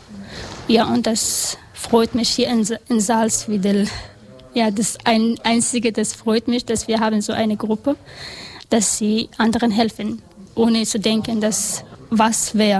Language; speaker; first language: German; non-native, learner; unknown